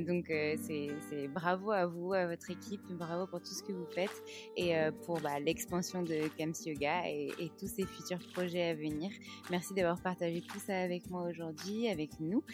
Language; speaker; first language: French; native; French